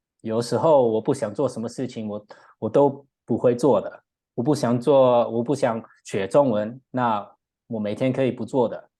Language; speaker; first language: Chinese; non-native, learner; English